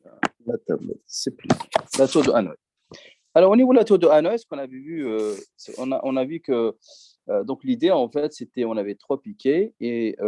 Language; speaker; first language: French; native; French